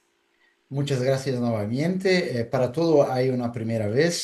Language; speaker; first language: Spanish; non-native, fluent; Portuguese